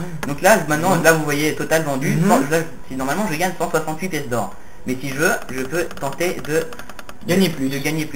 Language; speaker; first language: French; native; French